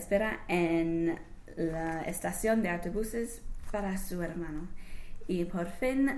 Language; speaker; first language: Spanish; non-native, learner; English